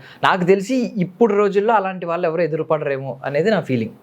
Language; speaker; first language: Telugu; native; Telugu